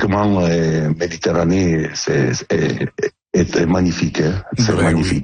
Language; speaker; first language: French; non-native, learner; Italian